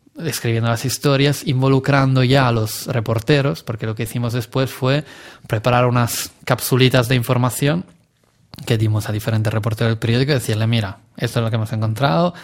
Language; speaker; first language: Spanish; non-native, fluent; Italian